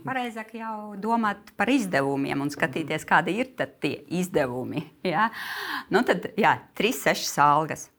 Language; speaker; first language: Latvian; non-native, local second language; Russian